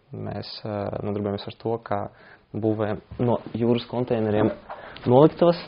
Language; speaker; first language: Latvian; non-native, local second language; Russian